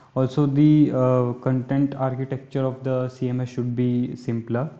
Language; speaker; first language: English; non-native, local second language; Hindi